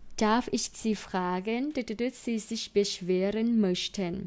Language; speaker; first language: German; non-native, fluent; Thai